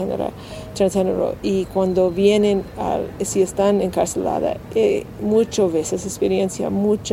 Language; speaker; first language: Spanish; non-native, learner; English